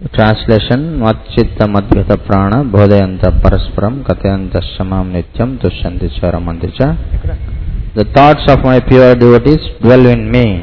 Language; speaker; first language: Telugu; non-native, fluent; Hindi